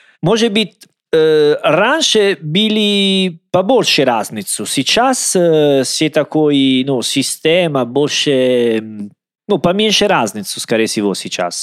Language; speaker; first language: Russian; non-native, learner; Italian